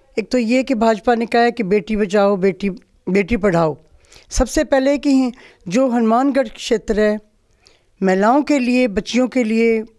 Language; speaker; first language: Hindi; native; Hindi